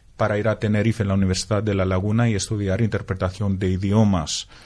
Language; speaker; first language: Spanish; non-native, fluent; Greek